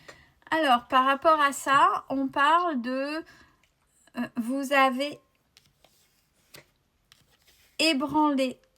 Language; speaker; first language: French; native; French